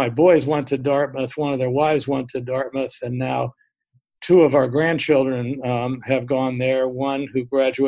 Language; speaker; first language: English; native; English